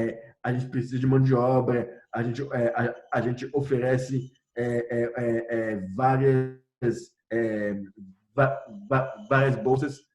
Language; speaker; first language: Portuguese; non-native, fluent; French